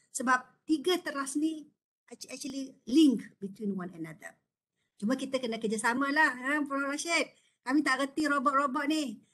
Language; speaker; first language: Malay; native; Malay